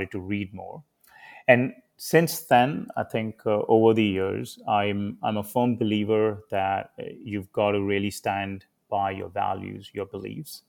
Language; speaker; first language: English; non-native, local second language; Hindi